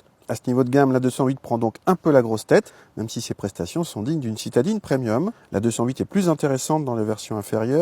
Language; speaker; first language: French; native; French